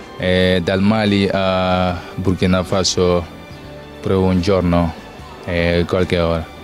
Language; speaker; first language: Italian; non-native, learner; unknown